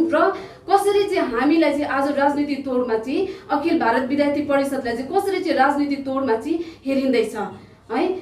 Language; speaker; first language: Nepali; native; Nepali